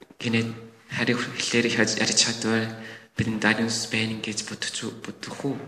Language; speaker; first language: Mongolian; non-native, fluent; Korean